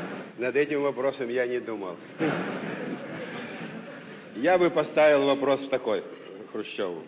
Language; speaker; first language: Russian; native; Russian